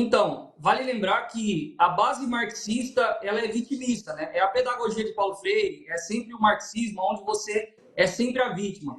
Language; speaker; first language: Portuguese; native; Portuguese